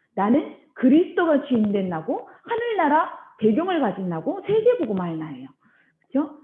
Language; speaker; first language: Korean; early bilingual, heritage; Korean